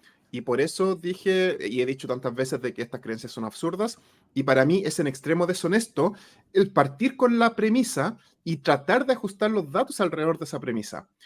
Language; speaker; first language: Spanish; native; Spanish